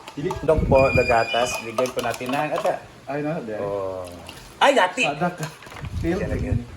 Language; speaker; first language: Filipino; non-native, local second language; Cebuano